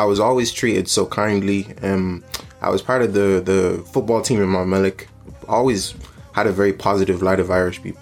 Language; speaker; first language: English; native; English